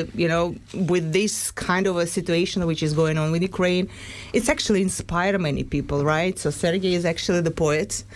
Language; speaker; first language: English; non-native, fluent; Ukrainian